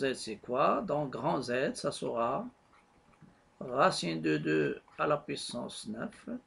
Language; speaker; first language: French; non-native, local second language; Arabic